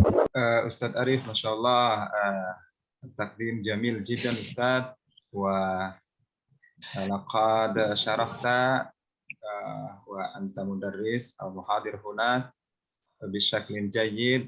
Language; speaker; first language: Arabic; non-native, learner; Indonesian